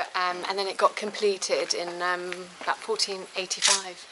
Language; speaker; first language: English; early bilingual, other home language; German